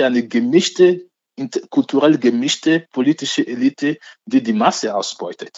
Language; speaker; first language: German; non-native, fluent; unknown